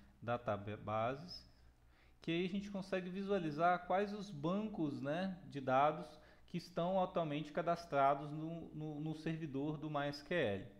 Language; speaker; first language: Portuguese; native; Portuguese